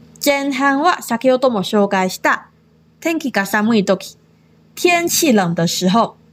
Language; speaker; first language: Japanese; non-native, fluent; Chinese